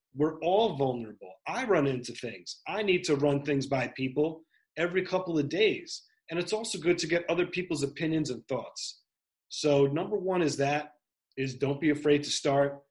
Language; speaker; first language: English; native; English